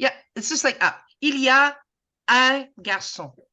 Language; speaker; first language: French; non-native, fluent; English